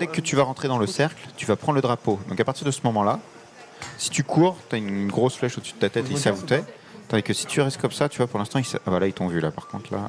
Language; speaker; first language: French; native; French